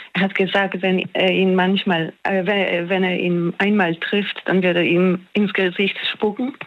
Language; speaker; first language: German; non-native, fluent; Polish